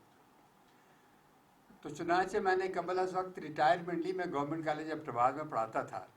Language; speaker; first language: Urdu; native; Urdu